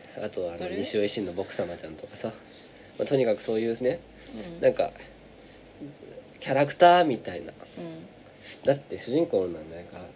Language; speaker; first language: Japanese; native; Japanese